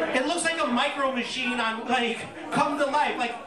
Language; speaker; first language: English; native; English